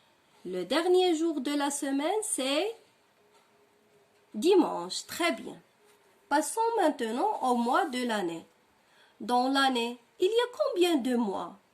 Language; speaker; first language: French; non-native, local second language; Arabic